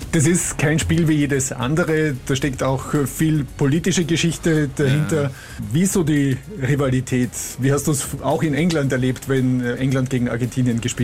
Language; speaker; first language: German; native; German